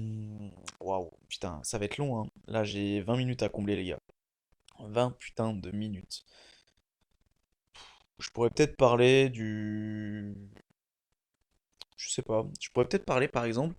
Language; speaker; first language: French; native; French